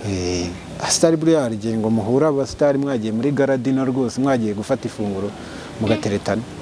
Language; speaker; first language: Kinyarwanda; native; Kinyarwanda